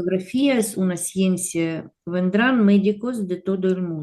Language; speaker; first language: Spanish; non-native, learner; Russian